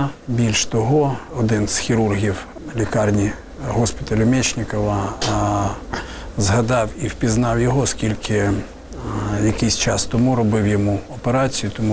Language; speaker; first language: Ukrainian; native; Ukrainian